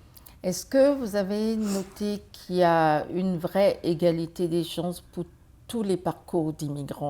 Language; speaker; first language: French; native; French